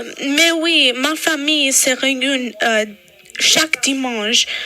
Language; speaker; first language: French; non-native, learner; English